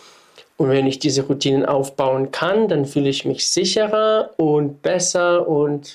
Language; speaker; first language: German; non-native, fluent; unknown